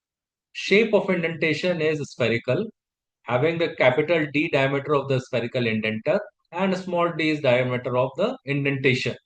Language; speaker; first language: English; non-native, local second language; Hindi